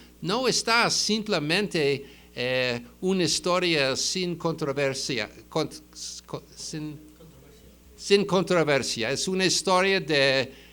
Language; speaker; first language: Spanish; non-native, fluent; English